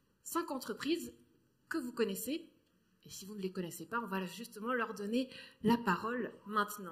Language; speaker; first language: French; native; French